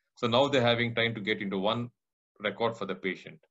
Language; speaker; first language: English; non-native, local second language; Kannada